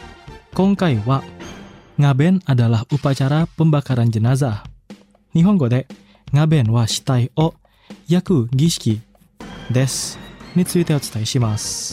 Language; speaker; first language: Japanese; non-native, fluent; Indonesian